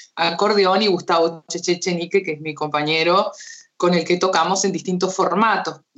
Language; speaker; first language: Spanish; early bilingual, heritage; Spanish